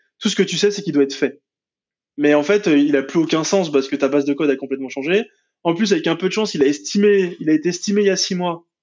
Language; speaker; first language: French; native; French